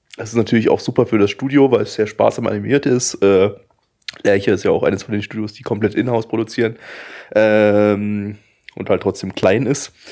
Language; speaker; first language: German; early bilingual, other home language; Russian